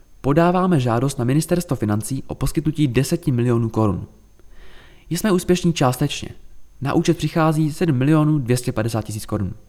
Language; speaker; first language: Czech; native; Czech